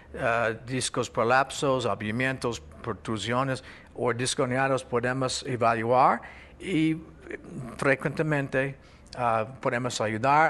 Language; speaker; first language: Spanish; non-native, fluent; English